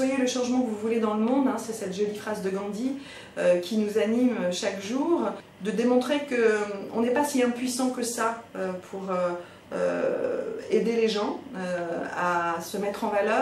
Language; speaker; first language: French; native; French